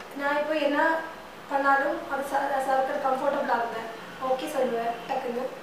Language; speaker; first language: Tamil; non-native, learner; Malayalam